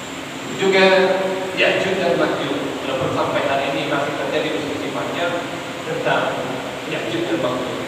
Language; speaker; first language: Indonesian; native; Indonesian